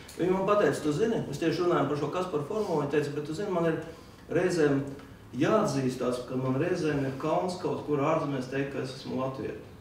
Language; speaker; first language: Latvian; non-native, local second language; Russian